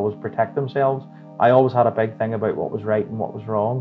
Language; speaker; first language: English; native; English